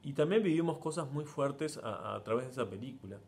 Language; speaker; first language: Spanish; native; Spanish